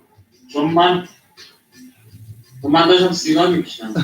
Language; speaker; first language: Persian; non-native, local second language; Kurdish